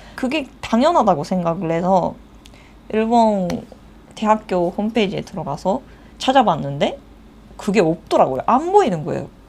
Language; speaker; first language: Korean; non-native, fluent; Japanese